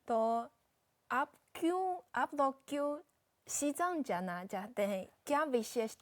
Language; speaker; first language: Hindi; non-native, fluent; Chinese